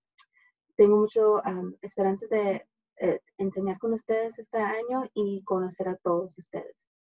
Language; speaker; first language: Spanish; early bilingual, heritage; Spanish